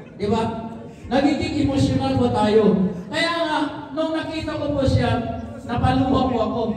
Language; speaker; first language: Filipino; non-native, local second language; Cebuano